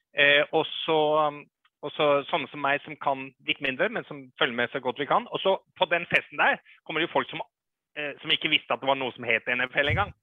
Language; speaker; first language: Norwegian; early bilingual, other home language; English